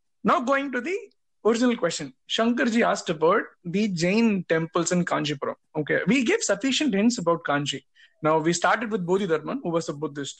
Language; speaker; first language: English; non-native, local second language; Tamil